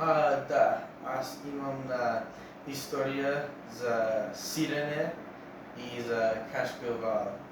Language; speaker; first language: Bulgarian; non-native, learner; English